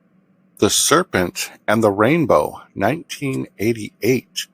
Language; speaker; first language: English; native; English